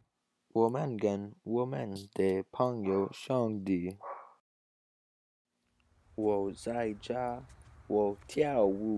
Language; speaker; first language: Chinese; non-native, learner; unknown